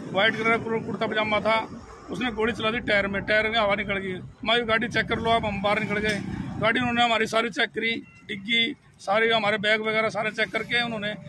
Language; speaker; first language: Hindi; native; Hindi